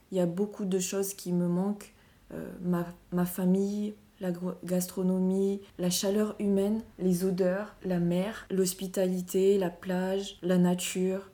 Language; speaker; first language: French; non-native, local second language; Malagasy